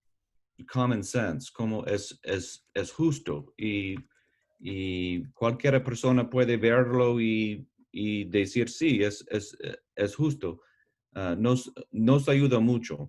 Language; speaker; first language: Spanish; non-native, learner; English